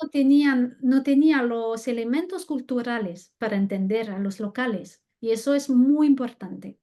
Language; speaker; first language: Spanish; non-native, fluent; French